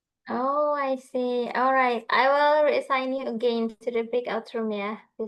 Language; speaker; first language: English; non-native, fluent; Indonesian